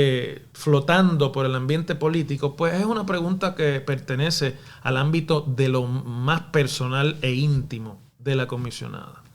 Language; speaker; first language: Spanish; native; Spanish